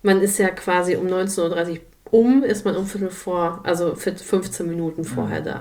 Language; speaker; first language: German; native; German